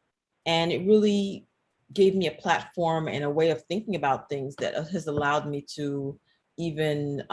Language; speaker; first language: English; native; English